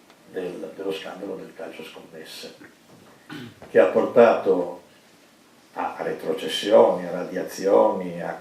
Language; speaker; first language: Italian; native; Italian